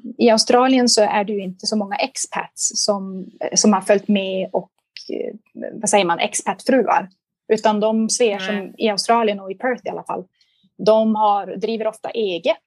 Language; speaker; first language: Swedish; native; Swedish